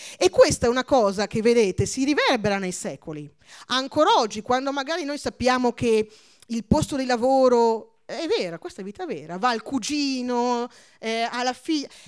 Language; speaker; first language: Italian; early bilingual, other home language; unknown